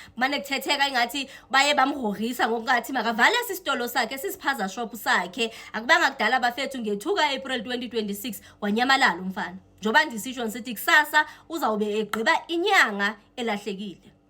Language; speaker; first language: Zulu; non-native, local second language; Xhosa